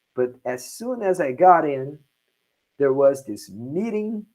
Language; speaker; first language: English; non-native, fluent; Portuguese